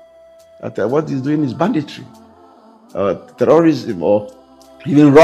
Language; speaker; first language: English; non-native, local second language; Igbo